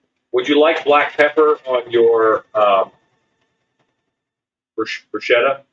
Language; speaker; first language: English; native; English